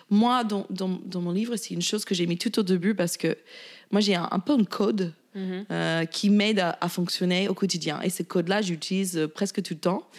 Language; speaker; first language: French; non-native, fluent; English